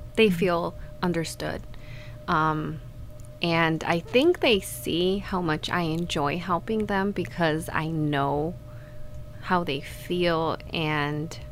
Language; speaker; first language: English; non-native, fluent; Spanish